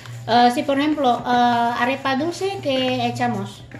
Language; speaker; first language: Spanish; non-native, learner; Indonesian